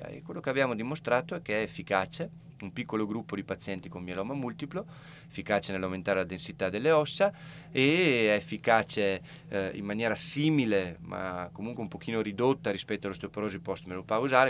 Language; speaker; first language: Italian; native; Italian